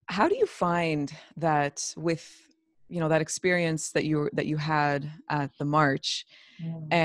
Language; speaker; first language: English; native; English